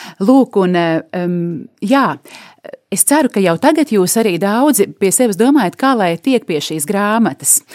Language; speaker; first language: Latvian; native; Latvian